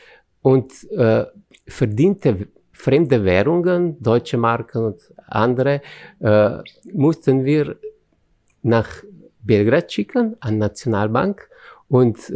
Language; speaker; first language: German; non-native, fluent; Slovenian